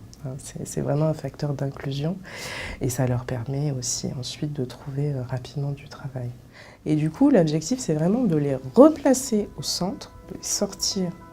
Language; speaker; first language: French; native; French